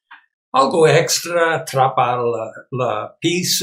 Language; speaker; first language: Spanish; non-native, learner; English